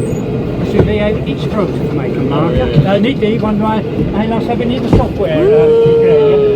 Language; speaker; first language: Dutch; native; Dutch